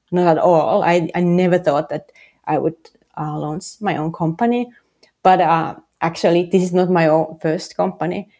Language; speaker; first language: English; non-native, fluent; Finnish